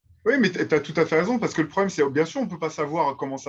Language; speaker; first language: French; native; French